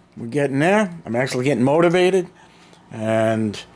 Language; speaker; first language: English; native; English